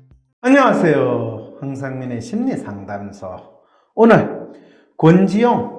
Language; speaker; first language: Korean; native; Korean